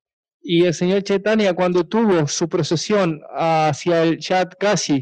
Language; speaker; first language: Spanish; native; Spanish